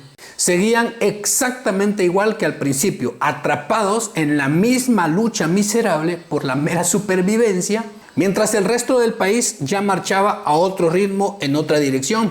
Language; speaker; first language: Spanish; native; Spanish